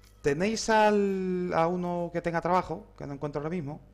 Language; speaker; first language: Spanish; native; Spanish